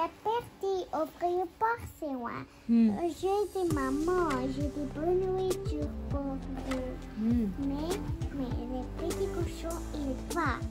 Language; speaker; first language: French; early bilingual, other home language; Bangla